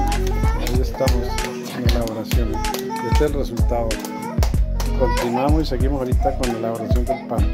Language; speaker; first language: Spanish; native; Spanish